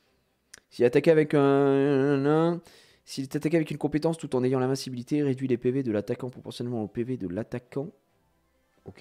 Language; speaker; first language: French; native; French